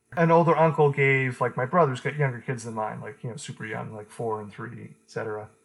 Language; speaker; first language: English; native; English